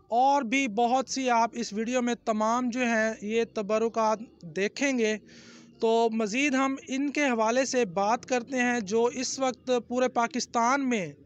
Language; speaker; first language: Urdu; native; Urdu